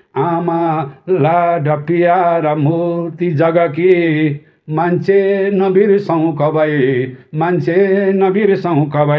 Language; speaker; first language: Nepali; native; Nepali